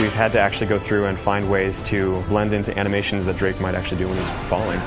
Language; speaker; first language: English; native; English